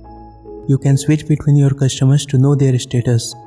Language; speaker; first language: English; non-native, local second language; Hindi